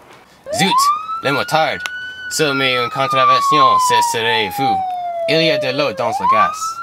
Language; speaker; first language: French; non-native, learner; English